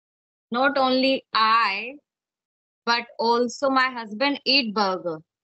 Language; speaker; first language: English; non-native, learner; Hindi